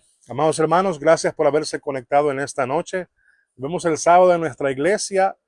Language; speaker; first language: Spanish; native; Spanish